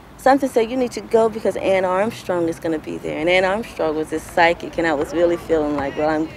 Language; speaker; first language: English; native; English